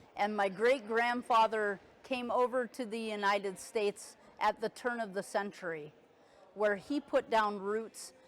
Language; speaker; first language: English; native; English